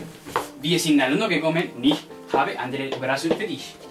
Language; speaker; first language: German; non-native, learner; Spanish